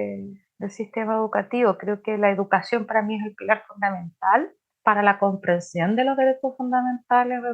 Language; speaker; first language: Spanish; native; Spanish